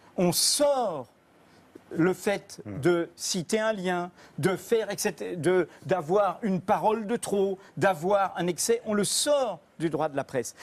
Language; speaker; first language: French; native; French